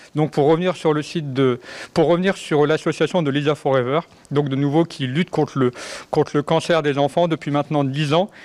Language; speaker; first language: French; native; French